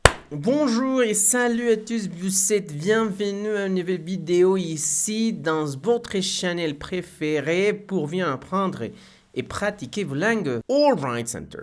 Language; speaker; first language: French; non-native, fluent; Spanish